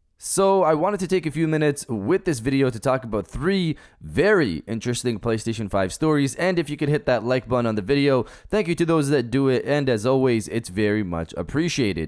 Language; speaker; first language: English; native; English